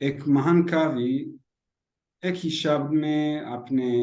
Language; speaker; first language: Hindi; non-native, learner; Hebrew